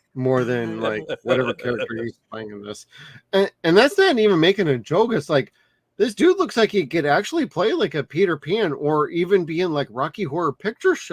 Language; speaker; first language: English; native; English